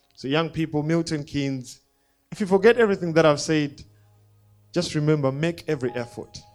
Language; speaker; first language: English; non-native, local second language; Shona